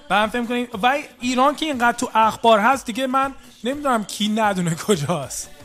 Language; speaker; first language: Persian; early bilingual, heritage; Persian